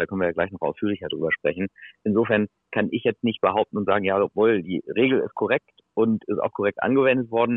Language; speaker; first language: German; native; German